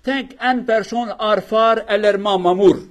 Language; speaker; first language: Norwegian; non-native, learner; Kurdish